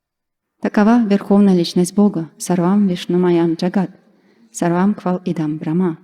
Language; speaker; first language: Russian; native; Russian